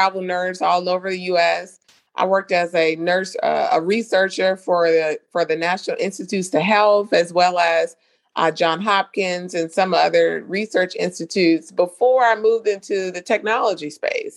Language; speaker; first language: English; native; English